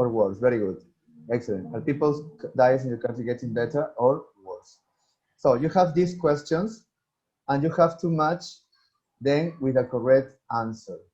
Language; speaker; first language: English; non-native, fluent; Spanish